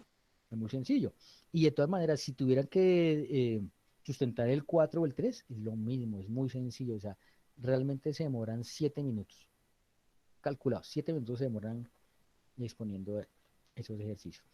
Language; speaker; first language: Spanish; native; Spanish